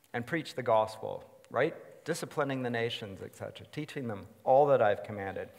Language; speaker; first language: English; native; English